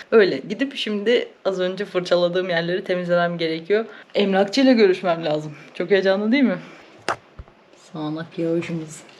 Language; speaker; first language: Turkish; native; Turkish